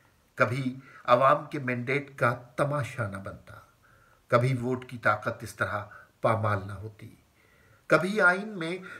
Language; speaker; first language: Urdu; native; Urdu